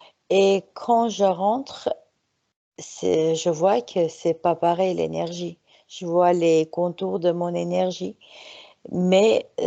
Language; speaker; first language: French; non-native, fluent; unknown